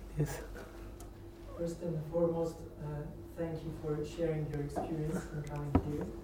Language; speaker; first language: English; non-native, fluent; Polish